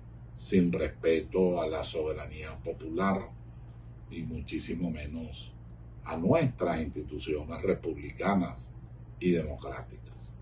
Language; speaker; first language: Spanish; native; Spanish